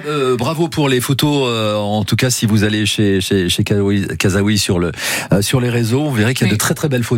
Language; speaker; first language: French; native; French